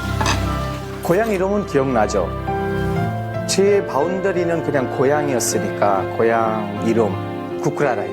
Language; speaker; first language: Korean; non-native, fluent; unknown